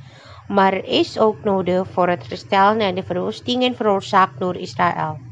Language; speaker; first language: Dutch; non-native, fluent; Indonesian